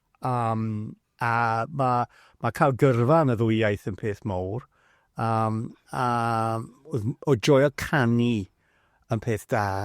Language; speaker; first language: Welsh; non-native, fluent; English